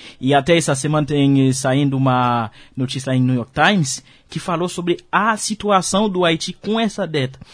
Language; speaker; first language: Portuguese; non-native, fluent; Haitian Creole